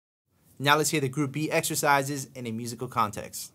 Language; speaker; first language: English; native; English